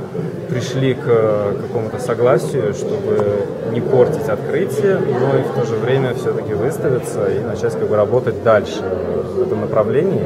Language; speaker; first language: Russian; native; Russian